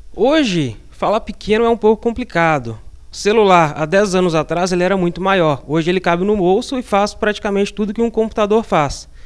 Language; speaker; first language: Portuguese; native; Portuguese